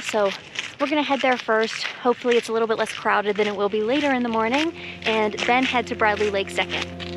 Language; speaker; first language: English; native; English